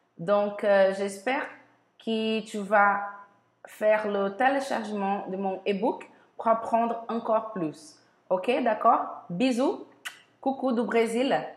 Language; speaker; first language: French; non-native, learner; Portuguese